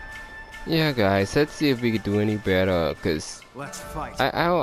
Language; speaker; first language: English; native; English